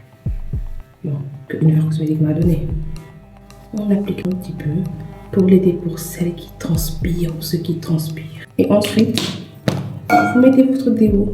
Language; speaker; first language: French; non-native, local second language; Wolof